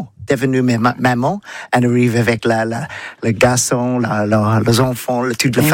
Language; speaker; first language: French; non-native, learner; English